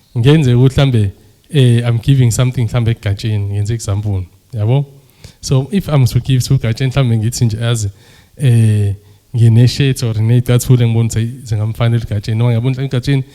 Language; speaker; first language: Zulu; native; Zulu